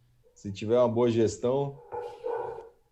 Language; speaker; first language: Portuguese; native; Portuguese